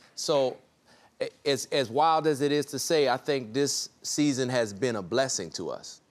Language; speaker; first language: English; native; English